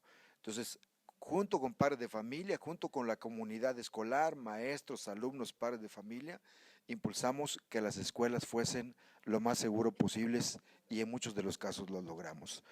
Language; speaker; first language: Spanish; native; Spanish